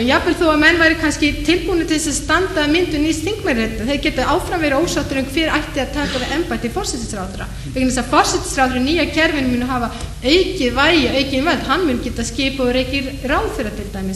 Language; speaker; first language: Icelandic; native; Icelandic